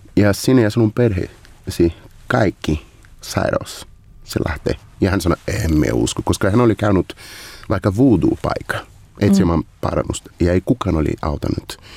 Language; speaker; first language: Finnish; non-native, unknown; Portuguese